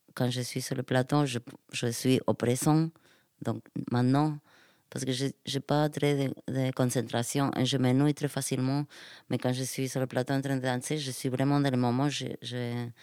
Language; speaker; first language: French; non-native, fluent; Spanish